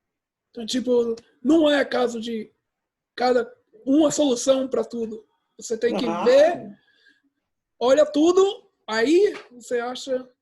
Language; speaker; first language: Portuguese; early bilingual, heritage; English